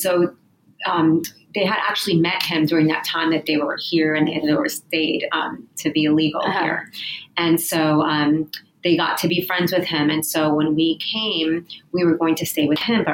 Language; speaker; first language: English; early bilingual, other home language; Spanish